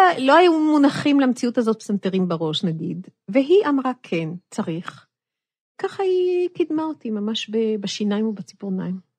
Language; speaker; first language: Hebrew; native; Hebrew